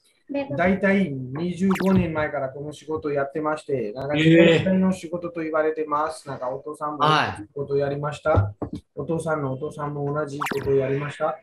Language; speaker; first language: Japanese; non-native, fluent; Hindi